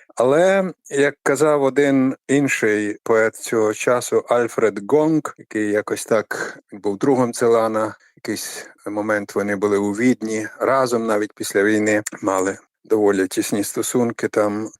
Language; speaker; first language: Ukrainian; native; Ukrainian